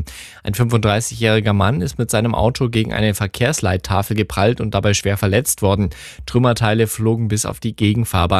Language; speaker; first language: German; native; German